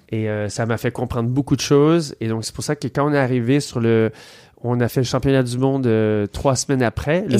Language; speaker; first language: French; native; French